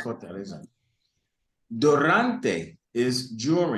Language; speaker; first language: Spanish; early bilingual, heritage; Spanish